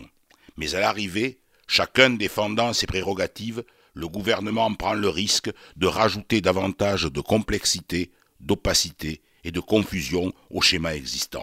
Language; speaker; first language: French; native; French